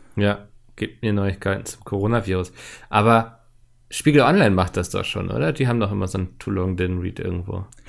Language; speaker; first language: German; native; German